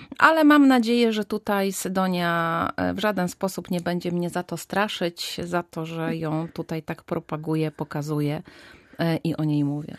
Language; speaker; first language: Polish; native; Polish